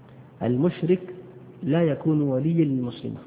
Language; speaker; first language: Arabic; native; Arabic